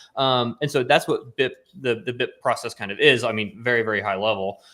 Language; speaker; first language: English; native; English